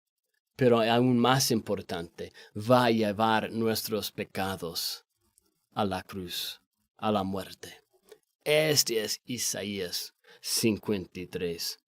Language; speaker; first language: Spanish; non-native, fluent; English